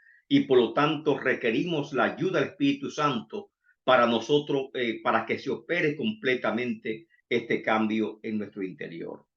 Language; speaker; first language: Spanish; native; Spanish